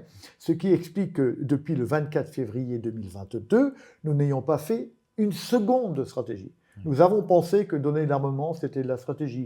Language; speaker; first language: French; native; French